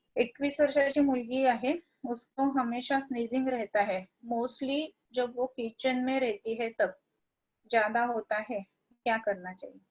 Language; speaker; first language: Hindi; non-native, local second language; Marathi